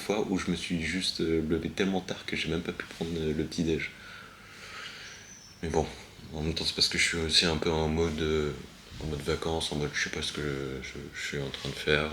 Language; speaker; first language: French; native; French